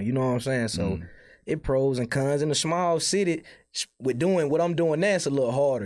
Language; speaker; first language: English; native; English